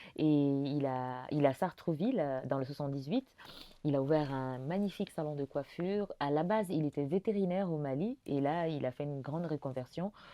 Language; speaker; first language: French; non-native, local second language; Bambara